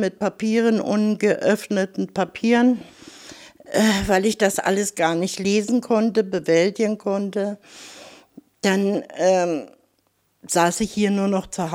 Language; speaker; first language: German; native; German